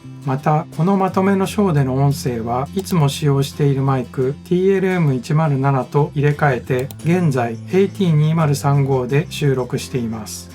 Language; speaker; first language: Japanese; native; Japanese